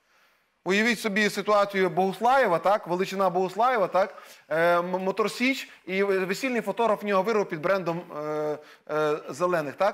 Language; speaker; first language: Ukrainian; native; Ukrainian